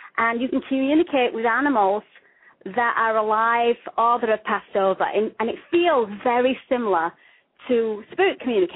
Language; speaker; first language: English; native; English